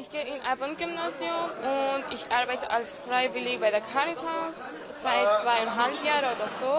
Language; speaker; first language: German; non-native, learner; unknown